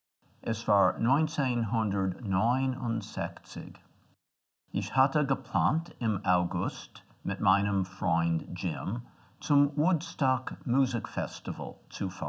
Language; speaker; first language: German; non-native, fluent; English